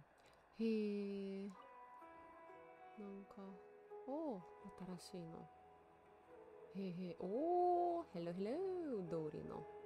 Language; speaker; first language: Japanese; non-native, learner; Russian